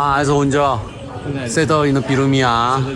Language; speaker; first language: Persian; non-native, learner; Korean